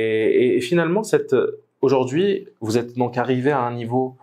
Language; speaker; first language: French; native; French